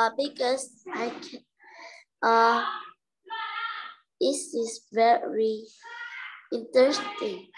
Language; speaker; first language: English; non-native, learner; Vietnamese